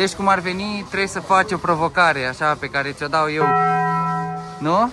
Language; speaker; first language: Romanian; native; Romanian